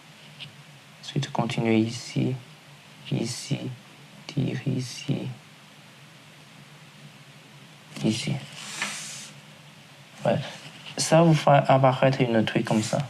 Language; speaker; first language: French; non-native, learner; Chinese